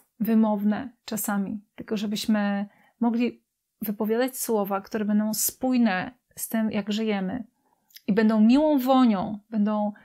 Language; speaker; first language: Polish; native; Polish